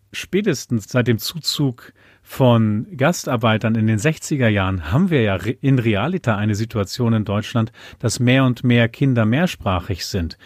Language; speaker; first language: German; native; German